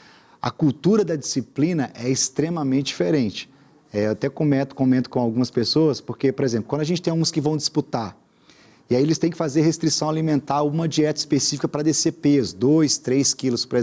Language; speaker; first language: Portuguese; native; Portuguese